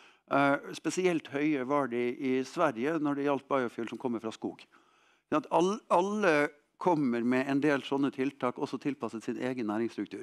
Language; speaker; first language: Norwegian; non-native, fluent; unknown